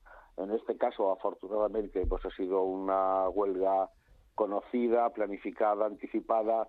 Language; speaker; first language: Spanish; native; Spanish